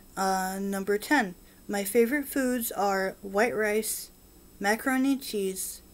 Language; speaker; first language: English; native; English